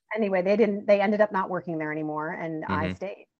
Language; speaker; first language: English; native; English